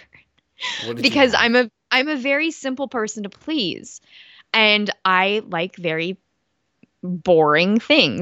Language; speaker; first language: English; native; English